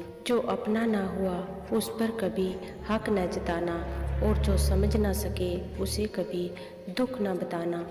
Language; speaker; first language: Hindi; native; Hindi